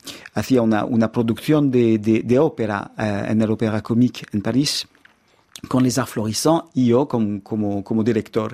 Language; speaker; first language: Spanish; non-native, fluent; French